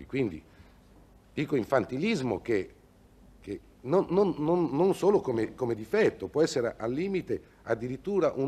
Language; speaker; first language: Italian; native; Italian